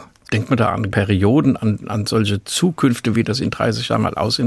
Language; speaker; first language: German; native; German